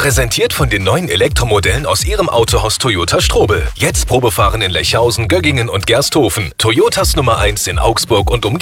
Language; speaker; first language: German; native; German